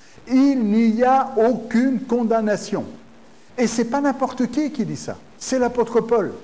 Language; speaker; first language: French; native; French